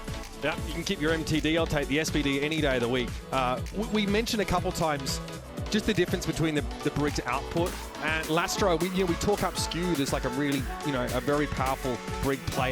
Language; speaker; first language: English; native; English